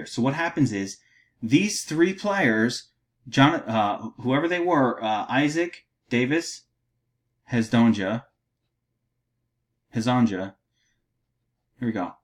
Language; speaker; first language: English; native; English